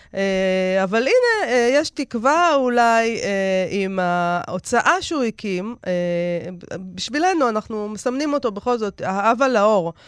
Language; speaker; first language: Hebrew; native; Hebrew